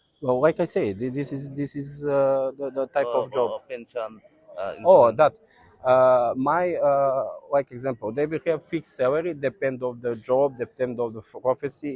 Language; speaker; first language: English; non-native, learner; Serbian